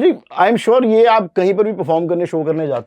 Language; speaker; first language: Hindi; native; Hindi